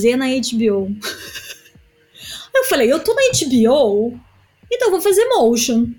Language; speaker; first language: Portuguese; native; Portuguese